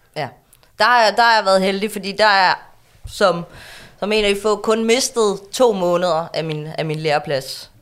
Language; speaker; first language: Danish; native; Danish